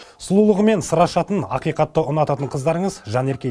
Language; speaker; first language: Kazakh; native; Kazakh